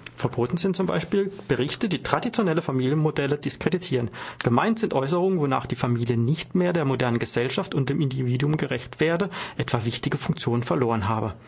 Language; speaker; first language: German; native; German